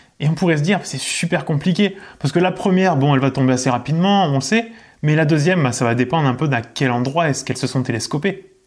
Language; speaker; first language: French; native; French